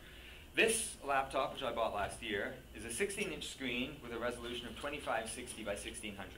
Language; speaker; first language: English; native; English